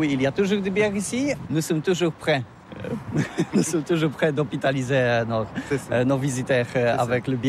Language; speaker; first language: French; non-native, learner; Polish